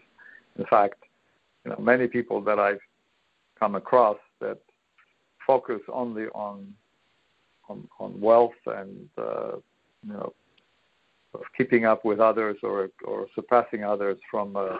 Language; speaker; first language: English; non-native, fluent; Polish